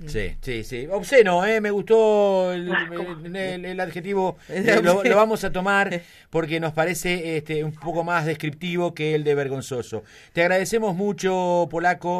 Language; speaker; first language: Spanish; native; Spanish